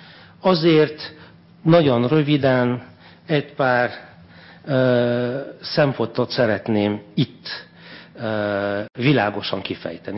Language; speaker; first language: Hungarian; non-native, fluent; French